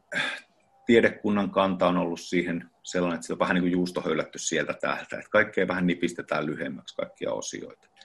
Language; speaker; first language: Finnish; native; Finnish